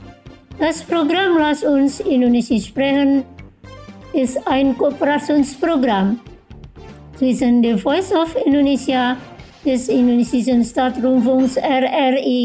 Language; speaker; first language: German; non-native, fluent; Indonesian